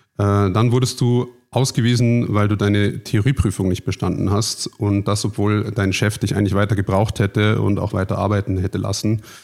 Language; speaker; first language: German; native; German